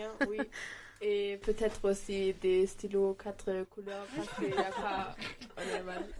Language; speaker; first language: French; non-native, fluent; German